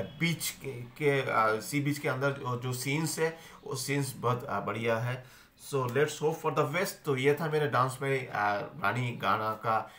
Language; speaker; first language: Hindi; non-native, local second language; Bangla